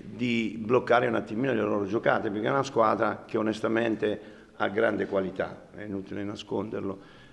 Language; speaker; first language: Italian; native; Italian